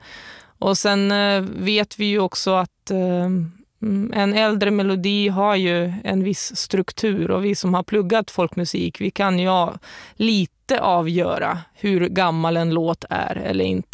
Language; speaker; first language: Swedish; native; Swedish